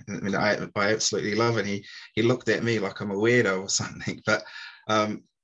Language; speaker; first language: English; native; English